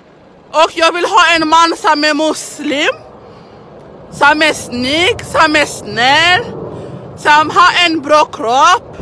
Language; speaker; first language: Swedish; non-native, learner; Swahili